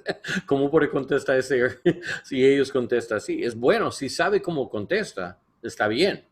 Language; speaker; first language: Spanish; non-native, learner; English